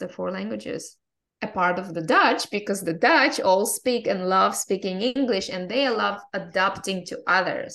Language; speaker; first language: English; non-native, fluent; Russian